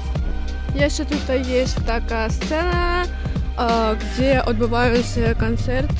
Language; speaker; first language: Polish; non-native, learner; Russian